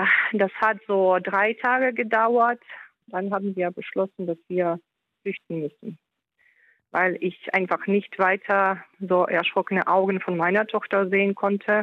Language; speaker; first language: German; non-native, fluent; Ukrainian